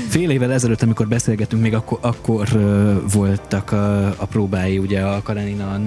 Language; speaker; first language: Hungarian; native; Hungarian